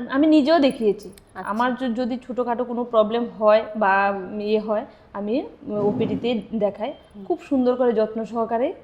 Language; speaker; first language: Bangla; native; Bangla